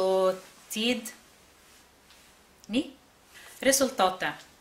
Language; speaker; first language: Norwegian; non-native, fluent; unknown